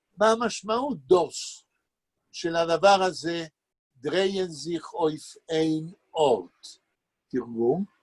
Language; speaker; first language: Hebrew; native; Hebrew